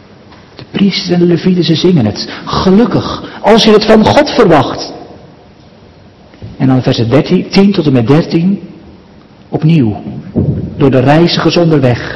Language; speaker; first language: Dutch; native; Dutch